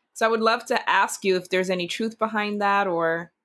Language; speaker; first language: English; early bilingual, other home language; Dutch